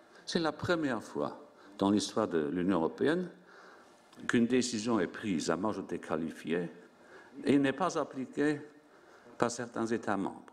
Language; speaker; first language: French; non-native, local second language; Luxembourgish